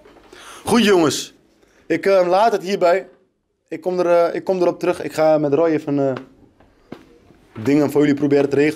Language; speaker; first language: Dutch; native; Dutch